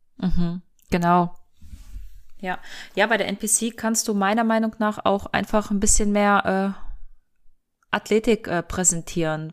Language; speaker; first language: German; early bilingual, other home language; Russian